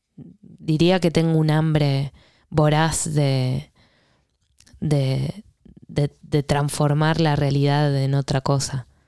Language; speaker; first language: Spanish; native; Spanish